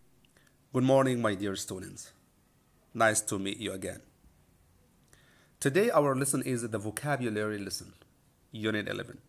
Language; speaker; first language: English; non-native, fluent; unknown